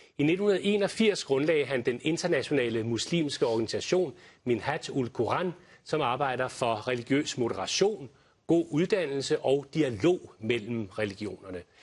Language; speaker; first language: Danish; native; Danish